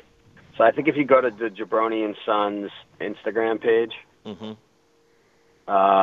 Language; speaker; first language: English; native; English